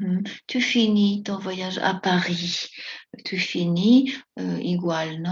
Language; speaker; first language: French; non-native, fluent; Spanish